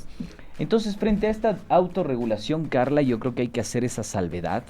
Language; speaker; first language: Spanish; native; Spanish